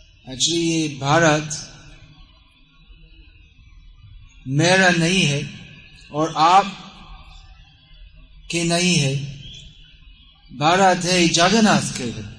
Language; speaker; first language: Hindi; non-native, fluent; English